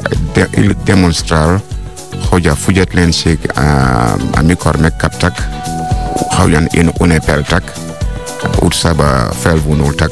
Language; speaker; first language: Hungarian; non-native, fluent; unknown